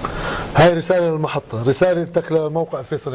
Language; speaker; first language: Arabic; native; Arabic